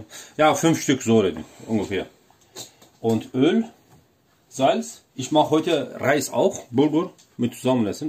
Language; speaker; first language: German; non-native, learner; Turkish